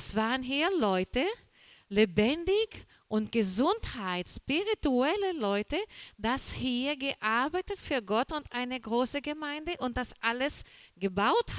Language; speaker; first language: German; non-native, learner; Portuguese